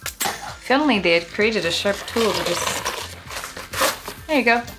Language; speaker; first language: English; native; English